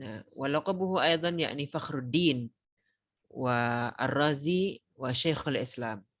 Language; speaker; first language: Arabic; non-native, fluent; Indonesian